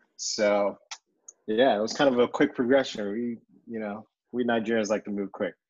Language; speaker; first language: English; early bilingual, other home language; Yoruba